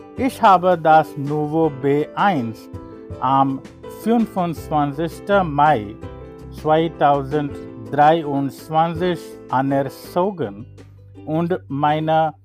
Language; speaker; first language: German; non-native, learner; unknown